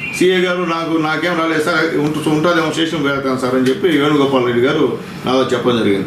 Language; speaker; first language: Telugu; native; Telugu